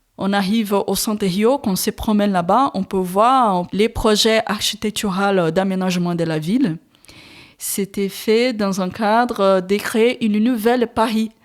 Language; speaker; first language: French; non-native, fluent; Portuguese